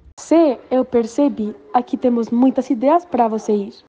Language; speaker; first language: Portuguese; non-native, learner; Spanish